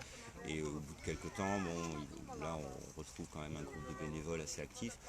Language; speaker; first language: French; native; French